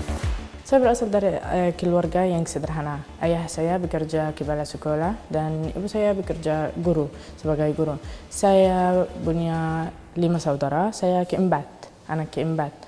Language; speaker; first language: Indonesian; non-native, learner; Arabic